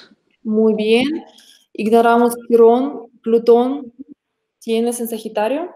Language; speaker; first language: Spanish; non-native, fluent; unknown